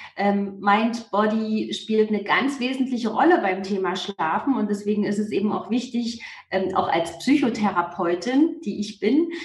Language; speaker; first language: German; native; German